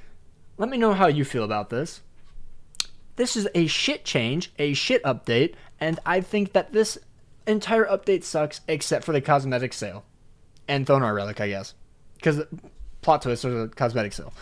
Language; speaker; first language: English; native; English